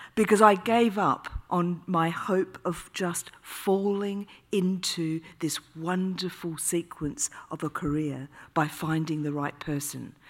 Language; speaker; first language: English; native; English